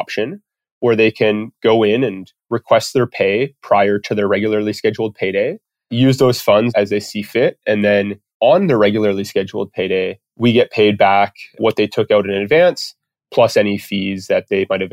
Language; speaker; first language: English; native; English